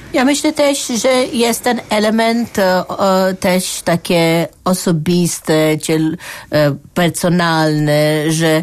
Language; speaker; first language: Polish; non-native, fluent; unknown